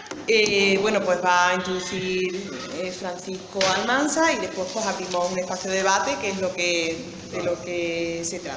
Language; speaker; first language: Spanish; native; Spanish